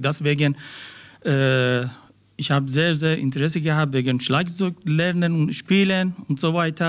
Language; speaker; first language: German; non-native, learner; Persian